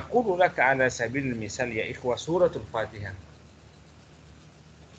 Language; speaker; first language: Arabic; non-native, fluent; Malay